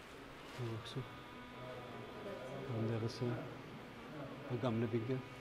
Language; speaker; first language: Norwegian; early bilingual, other home language; Urdu